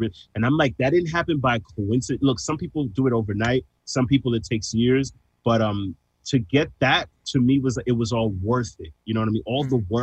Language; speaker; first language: English; early bilingual, other home language; Spanish